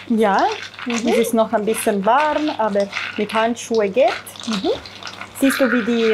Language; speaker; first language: German; non-native, fluent; Italian